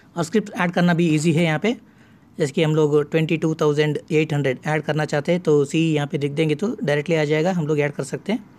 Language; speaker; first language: Hindi; non-native, local second language; Kannada